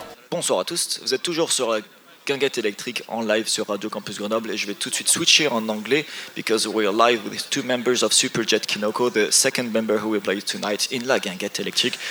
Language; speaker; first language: French; native; French